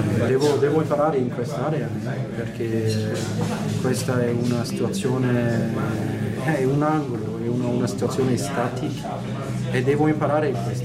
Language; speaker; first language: Italian; non-native, learner; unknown